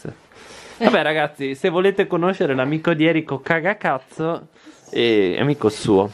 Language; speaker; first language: Italian; native; Italian